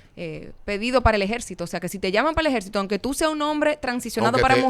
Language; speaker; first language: Spanish; native; Spanish